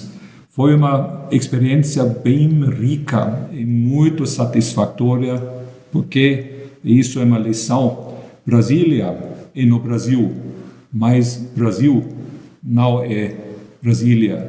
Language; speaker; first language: Portuguese; non-native, fluent; German